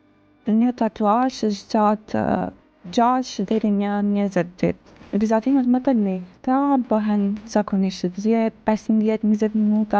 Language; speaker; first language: Albanian; native; Albanian